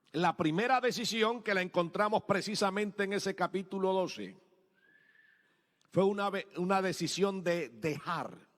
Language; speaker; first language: Spanish; native; Spanish